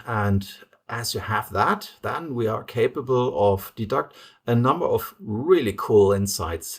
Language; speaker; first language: English; non-native, fluent; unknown